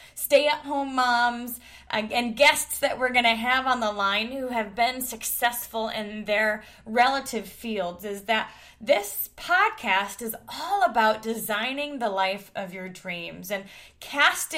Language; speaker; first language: English; native; English